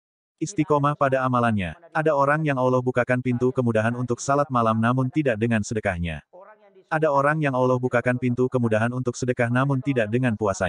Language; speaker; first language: Indonesian; native; Indonesian